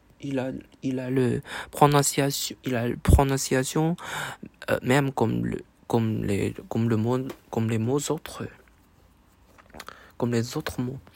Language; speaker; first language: French; non-native, learner; Chinese